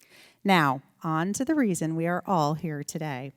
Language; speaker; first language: English; native; English